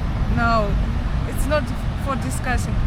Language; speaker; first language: English; non-native, learner; Russian